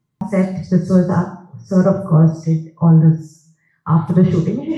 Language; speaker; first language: English; non-native, local second language; Malayalam